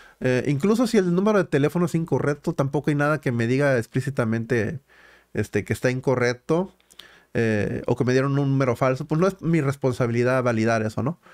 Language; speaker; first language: Spanish; native; Spanish